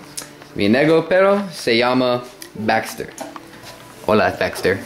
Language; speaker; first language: Spanish; non-native, learner; English